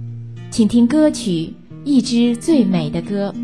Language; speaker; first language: Chinese; native; Chinese